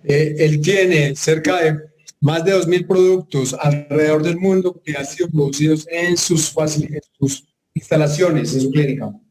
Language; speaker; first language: Spanish; native; Spanish